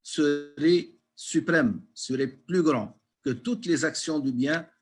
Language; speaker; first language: French; non-native, local second language; Arabic